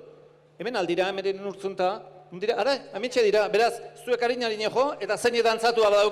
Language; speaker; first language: Basque; native; Basque